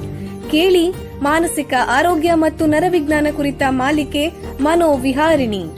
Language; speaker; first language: Kannada; native; Kannada